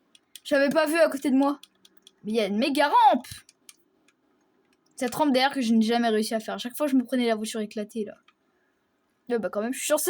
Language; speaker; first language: French; native; French